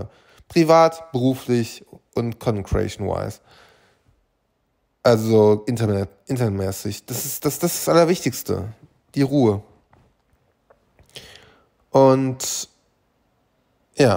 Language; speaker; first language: German; native; German